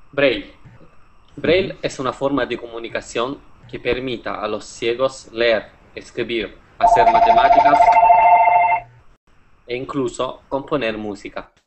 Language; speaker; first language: Spanish; non-native, fluent; Italian